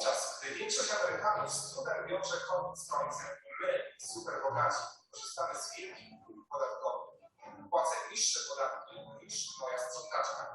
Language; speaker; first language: Polish; native; Polish